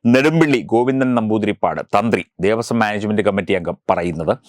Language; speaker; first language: Malayalam; native; Malayalam